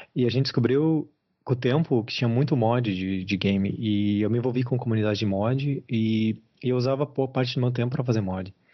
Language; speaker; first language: Portuguese; native; Portuguese